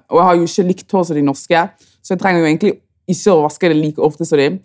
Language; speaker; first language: Norwegian; early bilingual, other home language; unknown